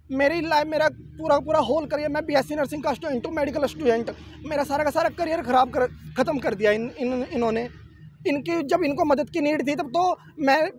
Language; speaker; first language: Hindi; native; Hindi